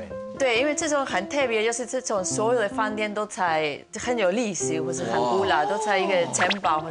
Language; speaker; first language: Chinese; non-native, fluent; Spanish